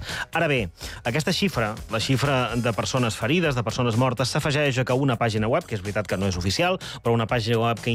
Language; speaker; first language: Catalan; native; Catalan